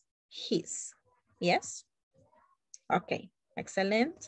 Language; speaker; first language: English; non-native, learner; Spanish